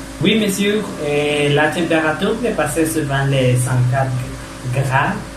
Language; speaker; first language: French; non-native, learner; Spanish